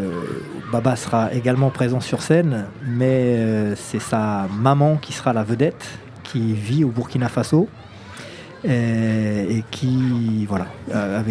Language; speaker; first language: French; native; French